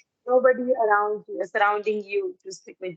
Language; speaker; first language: English; non-native, learner; Gujarati